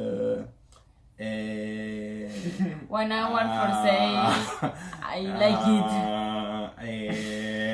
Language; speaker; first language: English; non-native, learner; Spanish